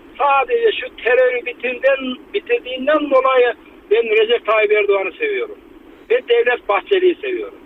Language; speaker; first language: Turkish; native; Turkish